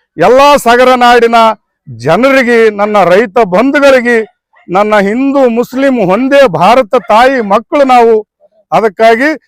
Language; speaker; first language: Kannada; native; Kannada